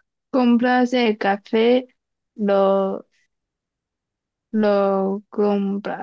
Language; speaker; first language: Spanish; non-native, learner; Chinese